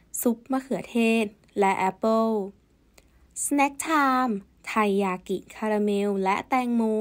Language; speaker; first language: Thai; native; Thai